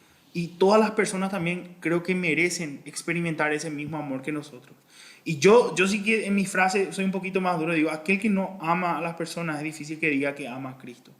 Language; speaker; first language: Spanish; native; Spanish